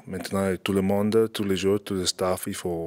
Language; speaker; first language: French; non-native, fluent; English